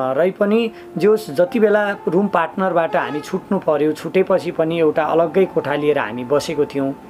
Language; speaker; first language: Nepali; native; Nepali